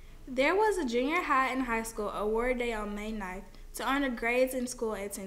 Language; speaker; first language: English; native; English